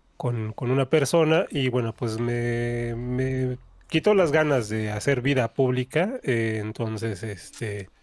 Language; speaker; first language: Spanish; native; Spanish